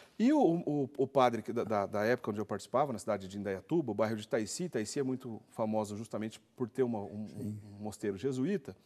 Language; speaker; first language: Portuguese; native; Portuguese